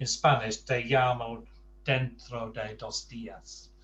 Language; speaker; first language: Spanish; non-native, fluent; English